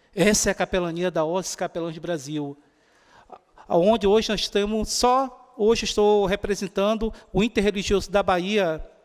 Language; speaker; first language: Portuguese; native; Portuguese